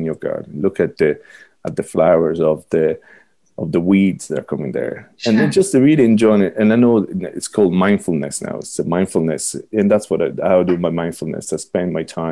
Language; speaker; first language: English; non-native, fluent; Italian